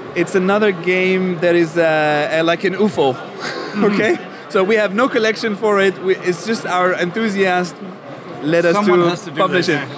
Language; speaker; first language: English; non-native, fluent; Arabic